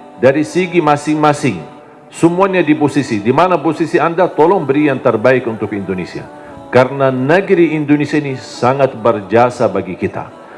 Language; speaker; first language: Indonesian; non-native, fluent; Arabic